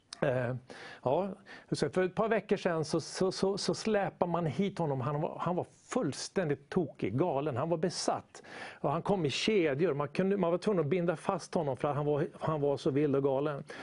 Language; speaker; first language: Swedish; native; Swedish